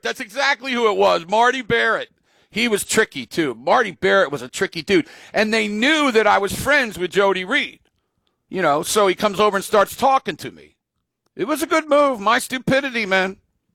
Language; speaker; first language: English; native; English